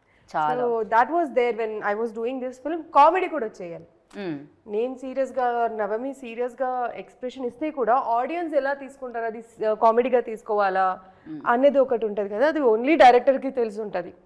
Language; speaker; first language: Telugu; early bilingual, heritage; Telugu